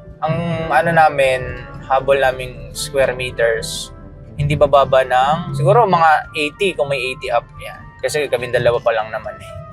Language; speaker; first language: Filipino; native; Filipino